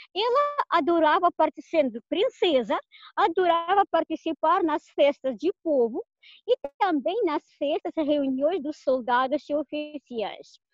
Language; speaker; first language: Portuguese; non-native, fluent; Russian